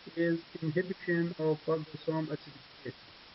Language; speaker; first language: English; non-native, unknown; Arabic